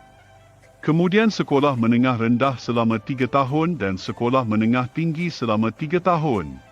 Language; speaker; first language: Malay; native; Malay